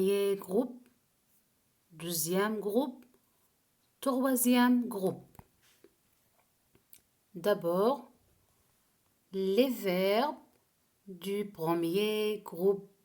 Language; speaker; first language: French; non-native, fluent; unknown